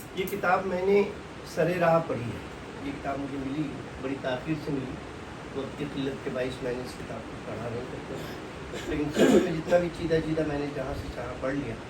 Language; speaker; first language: Urdu; native; Urdu